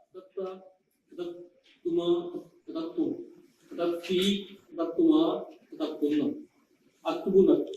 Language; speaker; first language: Arabic; non-native, learner; Urdu